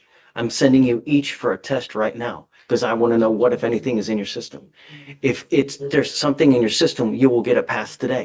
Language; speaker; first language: English; native; English